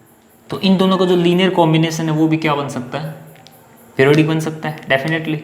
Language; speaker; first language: Hindi; native; Hindi